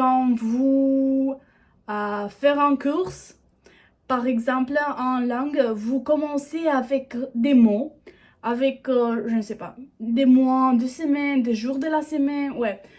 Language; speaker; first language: French; non-native, learner; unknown